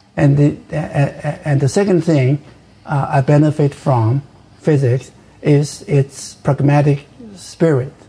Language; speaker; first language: English; non-native, fluent; Chinese